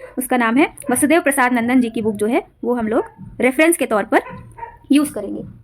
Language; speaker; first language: Hindi; native; Hindi